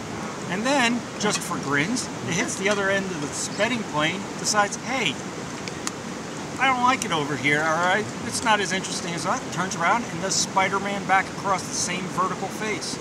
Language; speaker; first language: English; native; English